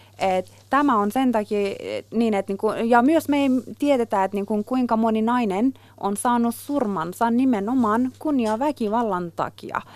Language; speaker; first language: Finnish; non-native, fluent; Persian